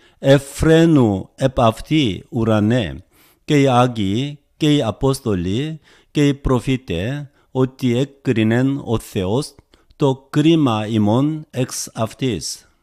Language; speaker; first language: Greek; non-native, fluent; Korean